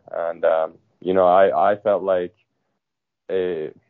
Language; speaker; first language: English; non-native, fluent; Finnish